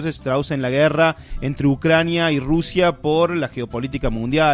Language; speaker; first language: Spanish; native; Spanish